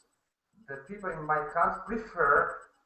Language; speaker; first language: English; non-native, learner; Portuguese